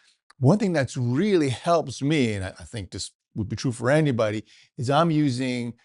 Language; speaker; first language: English; native; English